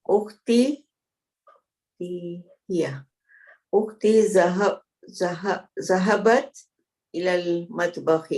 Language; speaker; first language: Arabic; non-native, learner; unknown